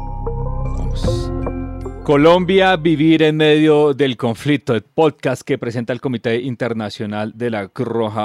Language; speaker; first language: Spanish; native; Spanish